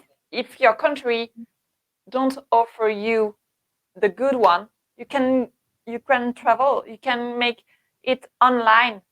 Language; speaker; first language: English; non-native, learner; French